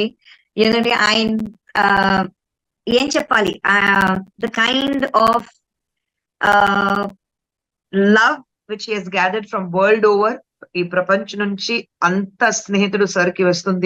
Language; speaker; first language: Telugu; non-native, fluent; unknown